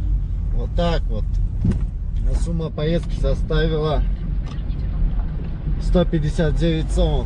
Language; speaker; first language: Russian; non-native, local second language; Kyrgyz